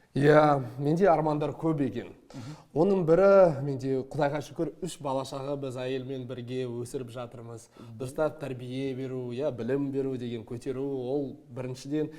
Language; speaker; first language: Kazakh; non-native, fluent; English